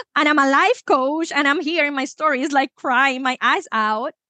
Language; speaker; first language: English; non-native, fluent; Spanish